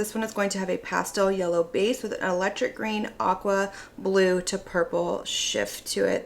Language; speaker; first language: English; native; English